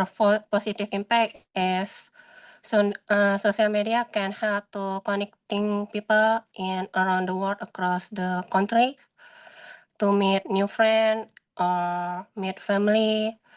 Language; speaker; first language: English; non-native, learner; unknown